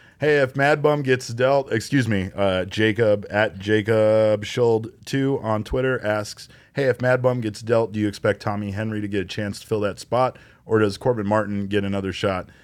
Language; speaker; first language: English; native; English